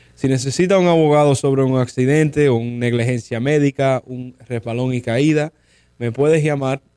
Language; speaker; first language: Spanish; early bilingual, heritage; Spanish